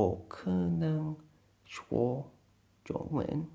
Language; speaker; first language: Chinese; non-native, learner; English